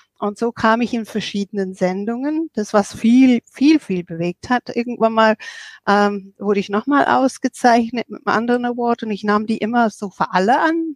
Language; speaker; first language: German; non-native, fluent; English